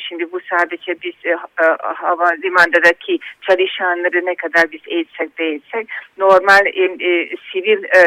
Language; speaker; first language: Turkish; non-native, fluent; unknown